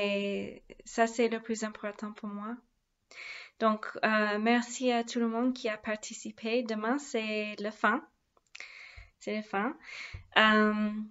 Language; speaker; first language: French; non-native, fluent; English